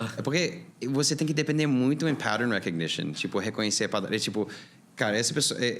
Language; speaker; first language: Portuguese; non-native, fluent; English